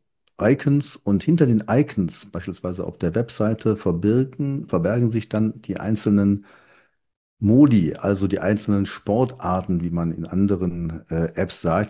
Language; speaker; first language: German; native; German